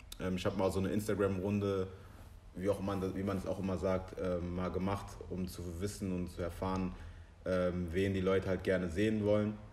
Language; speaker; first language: German; early bilingual, other home language; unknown